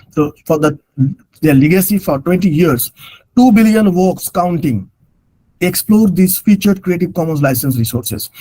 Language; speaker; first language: English; non-native, local second language; Bangla